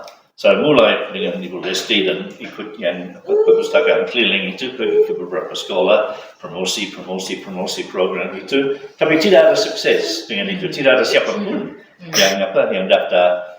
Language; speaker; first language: Indonesian; non-native, fluent; English